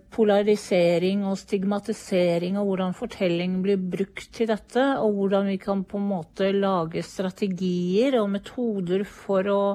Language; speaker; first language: Norwegian; native; Norwegian